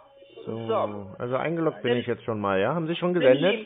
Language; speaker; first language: German; native; German